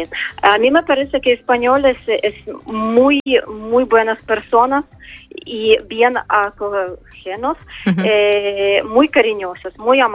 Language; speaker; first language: Spanish; non-native, learner; Ukrainian